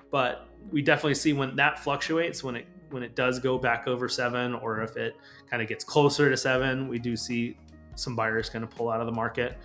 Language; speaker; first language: English; native; English